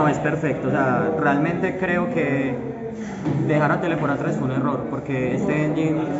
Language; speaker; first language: Spanish; native; Spanish